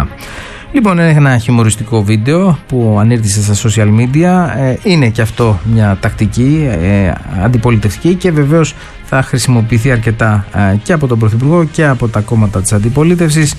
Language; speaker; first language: Greek; native; Greek